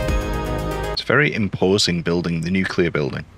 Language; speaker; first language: English; native; English